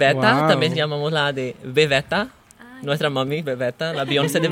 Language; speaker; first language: Spanish; non-native, learner; Portuguese